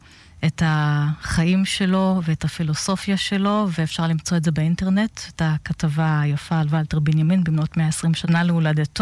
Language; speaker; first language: Hebrew; native; Hebrew